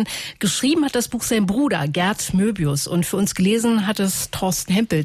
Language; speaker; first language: German; native; German